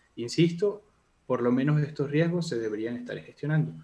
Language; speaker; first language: Spanish; native; Spanish